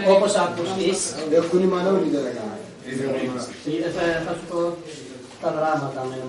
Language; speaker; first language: Greek; non-native, learner; Bangla